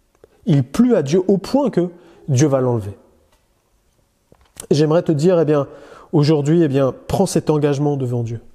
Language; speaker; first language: French; native; French